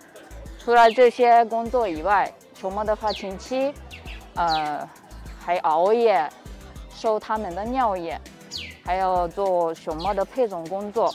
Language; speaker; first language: Chinese; non-native, fluent; Japanese